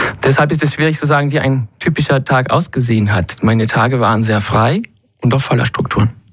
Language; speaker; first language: German; non-native, fluent; French